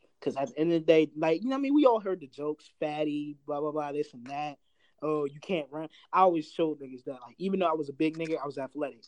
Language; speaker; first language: English; native; English